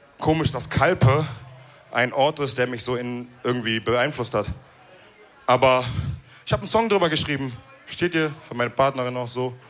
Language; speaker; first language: German; early bilingual, other home language; Wolof